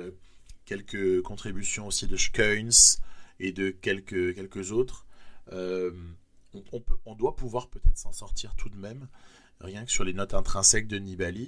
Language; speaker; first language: French; native; French